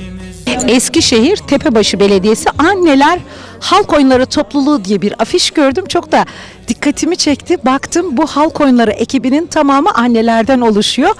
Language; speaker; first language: Turkish; native; Turkish